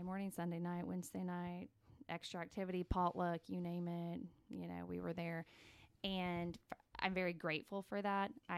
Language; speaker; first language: English; native; English